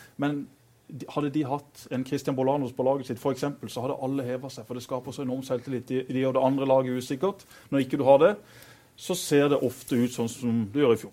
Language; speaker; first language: Norwegian; native; Norwegian